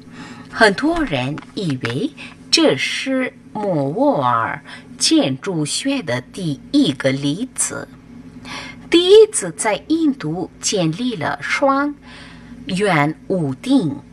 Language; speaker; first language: Chinese; non-native, fluent; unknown